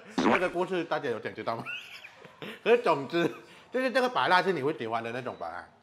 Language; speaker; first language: Chinese; non-native, fluent; Thai